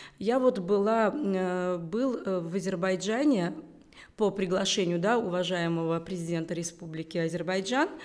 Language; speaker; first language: Russian; non-native, local second language; Uzbek